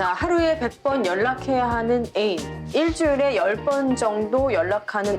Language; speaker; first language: Korean; native; Korean